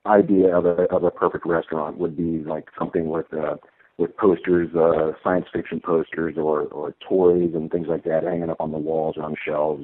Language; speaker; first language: English; native; English